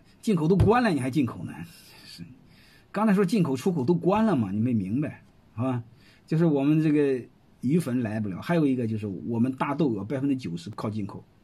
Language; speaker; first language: Chinese; native; Chinese